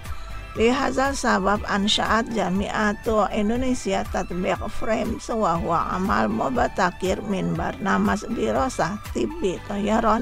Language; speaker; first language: Arabic; non-native, fluent; Indonesian